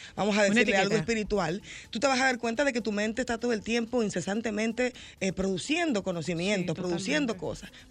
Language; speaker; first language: Spanish; native; Spanish